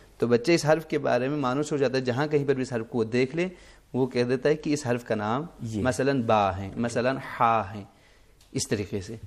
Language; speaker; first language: Urdu; non-native, local second language; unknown